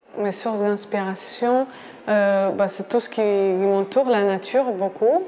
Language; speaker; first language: French; non-native, fluent; Polish